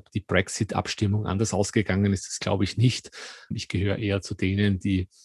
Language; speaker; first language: German; native; German